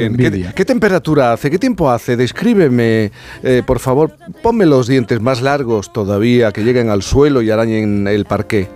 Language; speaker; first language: Spanish; native; Spanish